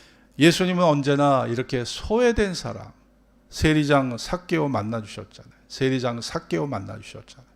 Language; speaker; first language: Korean; native; Korean